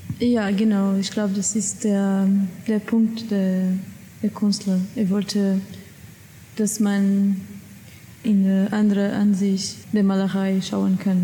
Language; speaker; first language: German; non-native, learner; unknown